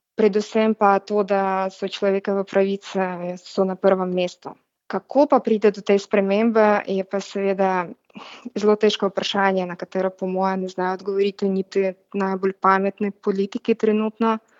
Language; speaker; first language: Slovenian; non-native, fluent; Belarusian